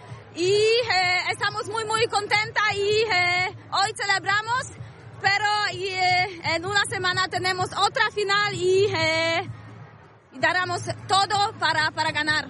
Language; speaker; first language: Spanish; non-native, learner; Polish